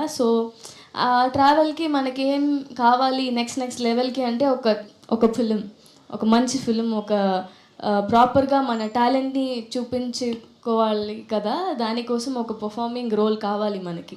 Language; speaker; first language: Telugu; non-native, fluent; Tamil